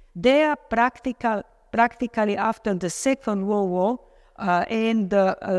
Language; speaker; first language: English; non-native, fluent; Slovenian